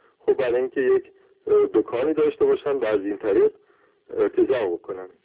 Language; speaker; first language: Persian; non-native, local second language; Azerbaijani